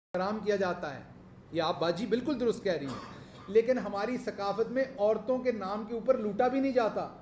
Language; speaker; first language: Urdu; non-native, local second language; Punjabi